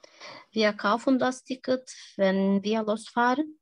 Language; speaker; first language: German; non-native, learner; Turkish